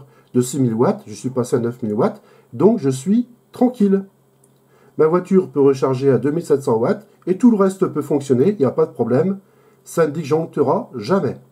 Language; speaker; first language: French; native; French